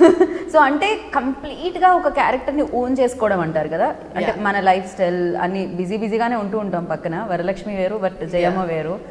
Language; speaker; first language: Telugu; native; Telugu